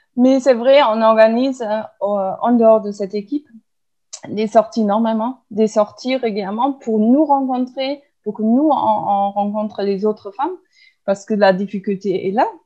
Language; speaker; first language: French; non-native, fluent; German